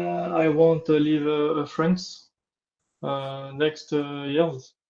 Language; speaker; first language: English; non-native, learner; French